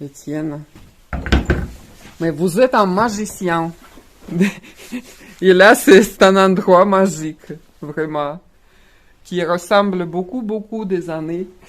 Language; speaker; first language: French; non-native, learner; Russian